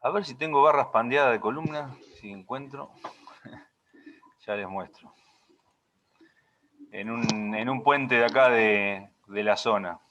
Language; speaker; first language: Spanish; native; Spanish